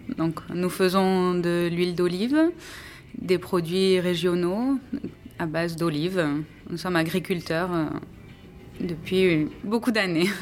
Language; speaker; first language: French; early bilingual, heritage; French